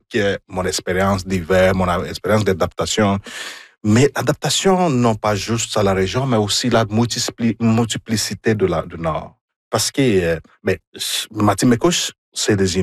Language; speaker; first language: French; non-native, fluent; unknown